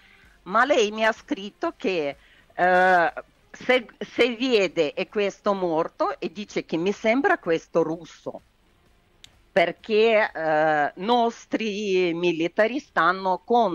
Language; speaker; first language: Italian; non-native, learner; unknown